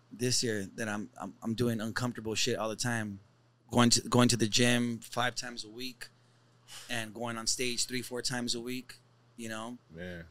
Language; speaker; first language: English; native; English